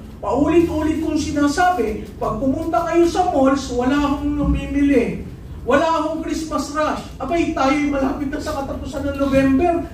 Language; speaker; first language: Filipino; native; Filipino